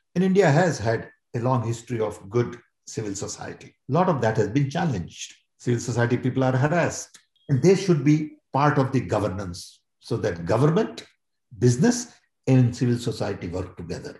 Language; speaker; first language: English; non-native, local second language; Gujarati